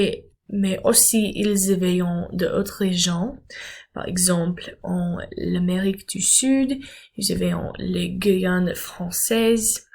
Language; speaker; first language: French; non-native, learner; English